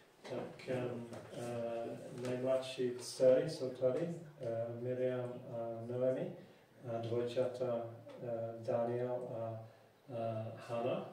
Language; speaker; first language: Czech; non-native, fluent; English